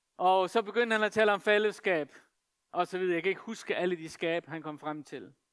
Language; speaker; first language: Danish; non-native, local second language; Faroese